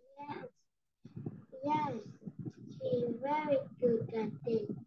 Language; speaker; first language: English; non-native, learner; Vietnamese